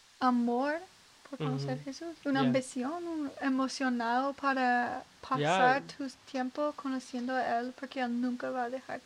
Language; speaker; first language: Spanish; non-native, learner; English